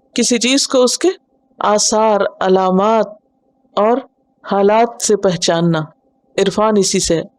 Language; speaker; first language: Urdu; native; Urdu